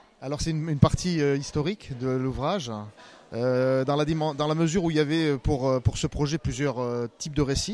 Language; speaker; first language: French; native; French